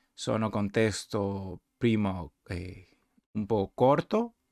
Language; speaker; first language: Italian; non-native, learner; Spanish